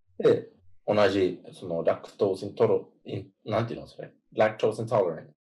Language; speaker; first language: Japanese; non-native, fluent; English